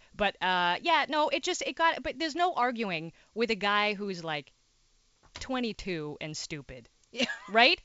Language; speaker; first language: English; native; English